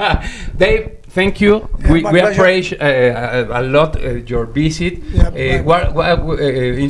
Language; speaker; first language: English; non-native, learner; Spanish